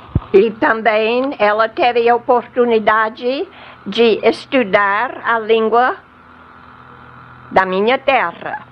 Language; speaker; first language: Portuguese; non-native, fluent; English